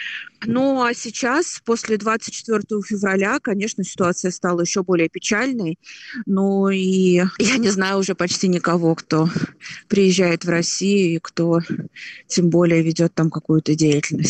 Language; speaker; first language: Russian; native; Russian